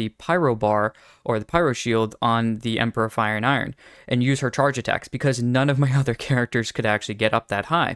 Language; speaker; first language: English; native; English